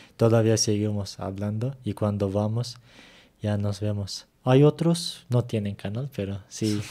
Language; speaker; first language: Spanish; non-native, fluent; Turkish